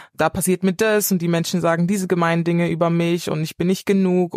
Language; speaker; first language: German; native; German